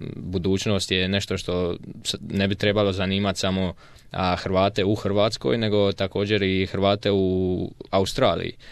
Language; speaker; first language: Croatian; native; Croatian